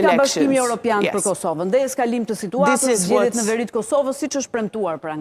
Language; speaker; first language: Albanian; native; Albanian